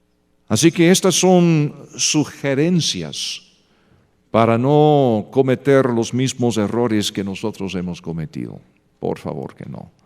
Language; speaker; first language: Spanish; non-native, fluent; English